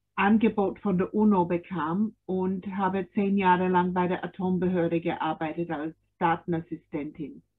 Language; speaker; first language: German; non-native, fluent; English